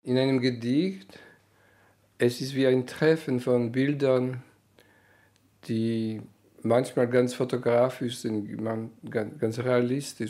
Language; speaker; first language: German; non-native, fluent; Polish